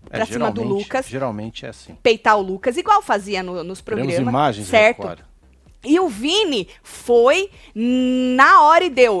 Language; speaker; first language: Portuguese; native; Portuguese